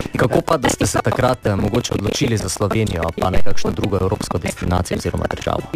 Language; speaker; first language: Slovenian; native; Slovenian